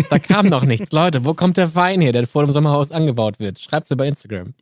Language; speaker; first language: German; native; German